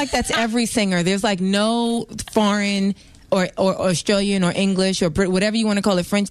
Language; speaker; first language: English; native; English